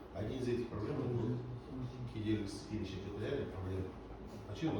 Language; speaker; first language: Russian; non-native, local second language; Kazakh